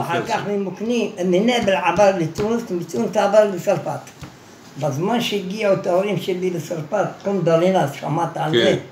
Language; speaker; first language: Hebrew; non-native, fluent; Arabic